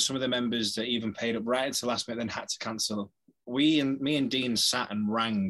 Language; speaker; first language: English; native; English